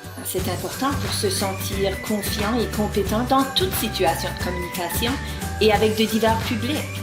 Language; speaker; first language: French; native; French